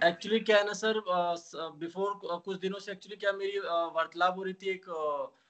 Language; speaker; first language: Hindi; native; Hindi